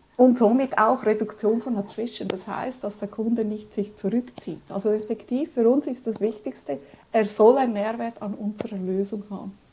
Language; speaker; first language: German; early bilingual, other home language; Spanish